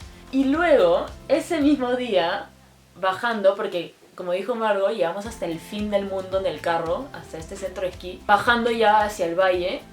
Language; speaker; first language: Spanish; native; Spanish